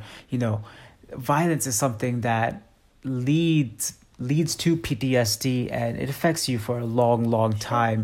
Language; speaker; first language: English; non-native, local second language; Hindi